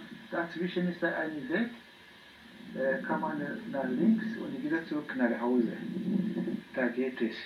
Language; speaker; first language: German; non-native, learner; Kinyarwanda